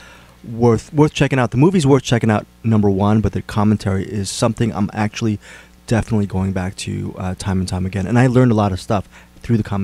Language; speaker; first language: English; native; English